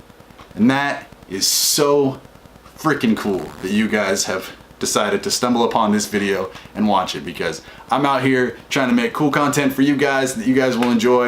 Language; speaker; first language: English; native; English